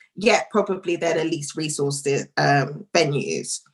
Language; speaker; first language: English; native; English